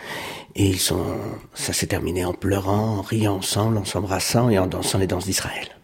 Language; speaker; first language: French; non-native, fluent; Spanish